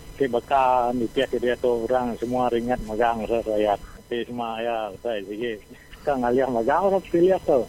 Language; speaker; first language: Malay; native; Malay